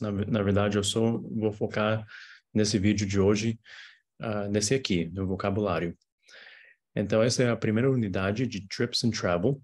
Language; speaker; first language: Portuguese; non-native, fluent; English